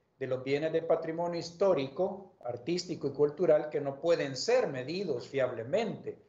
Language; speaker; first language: Spanish; native; Spanish